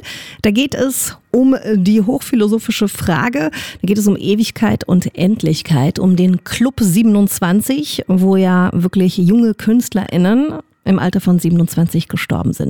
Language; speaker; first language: German; native; German